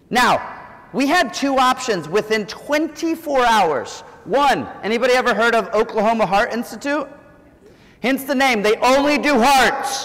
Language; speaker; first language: English; native; English